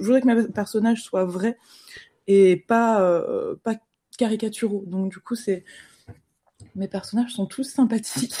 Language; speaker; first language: French; native; French